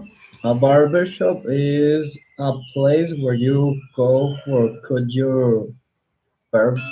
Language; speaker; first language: English; non-native, learner; Spanish